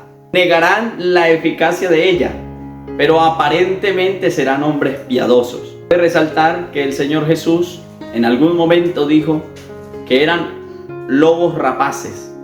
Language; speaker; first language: Spanish; native; Spanish